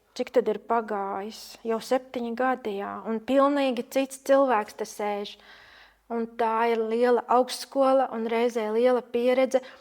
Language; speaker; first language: Latvian; native; Latvian